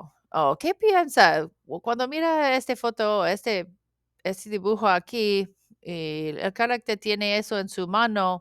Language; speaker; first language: Spanish; non-native, learner; English